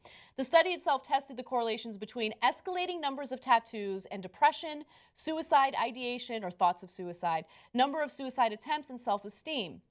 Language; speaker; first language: English; native; English